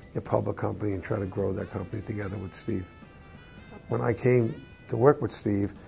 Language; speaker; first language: English; native; English